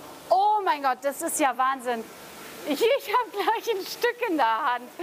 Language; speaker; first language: German; native; German